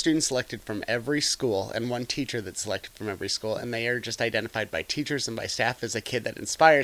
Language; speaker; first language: English; native; English